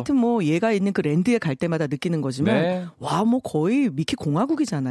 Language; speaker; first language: Korean; native; Korean